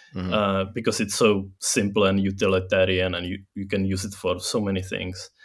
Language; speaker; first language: English; non-native, fluent; Czech